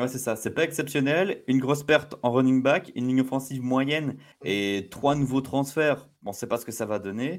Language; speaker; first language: French; native; French